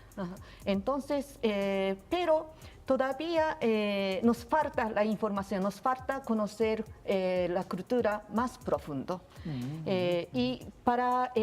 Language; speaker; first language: Spanish; non-native, learner; Japanese